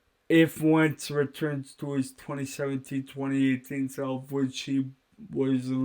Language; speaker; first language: English; native; English